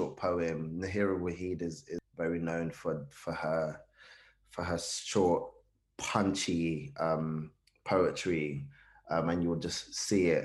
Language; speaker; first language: English; early bilingual, other home language; Hausa